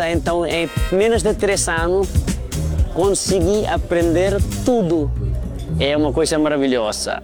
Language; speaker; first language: Portuguese; non-native, fluent; Nepali